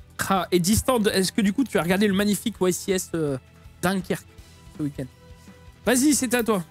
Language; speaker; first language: French; native; French